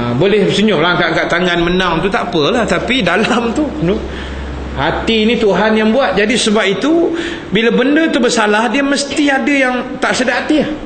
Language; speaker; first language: Malay; native; Malay